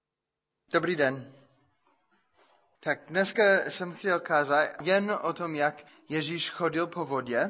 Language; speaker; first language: Czech; non-native, fluent; English